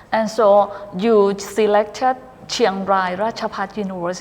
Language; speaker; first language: English; non-native, fluent; Thai